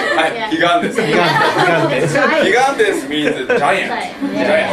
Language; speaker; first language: English; non-native, learner; Japanese